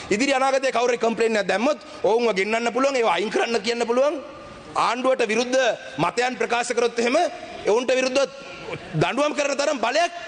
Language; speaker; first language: Sinhala; non-native, local second language; Tamil